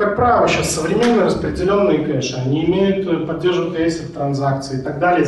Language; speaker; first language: Russian; native; Russian